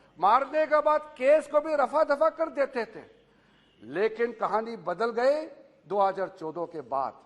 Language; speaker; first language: Hindi; non-native, local second language; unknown